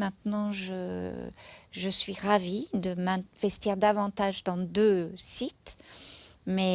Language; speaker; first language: French; non-native, fluent; German